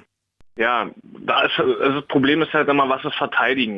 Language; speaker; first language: German; native; German